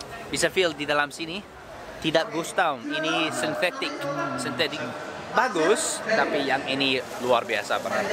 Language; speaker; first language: Indonesian; non-native, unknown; English